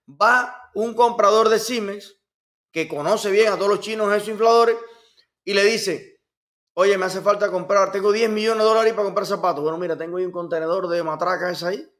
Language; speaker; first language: Spanish; native; Spanish